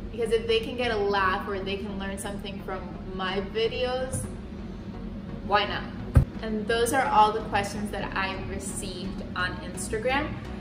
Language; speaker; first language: English; early bilingual, other home language; Spanish